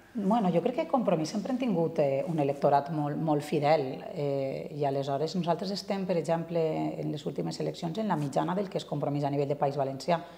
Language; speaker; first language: Catalan; native; Catalan